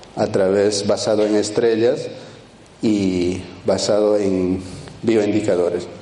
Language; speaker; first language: Spanish; early bilingual, other home language; Quechua